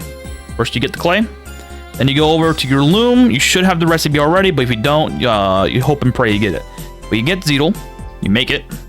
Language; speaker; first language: English; native; English